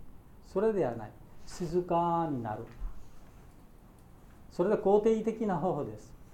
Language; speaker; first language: Japanese; non-native, learner; Bangla